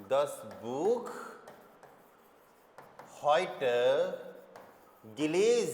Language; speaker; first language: German; non-native, fluent; Hindi